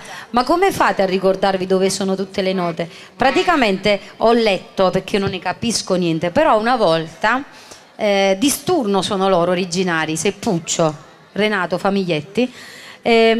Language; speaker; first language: Italian; native; Italian